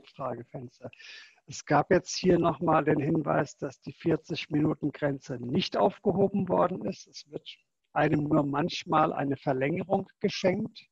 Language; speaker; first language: German; native; German